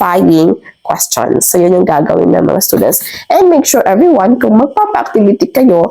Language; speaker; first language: Filipino; native; Filipino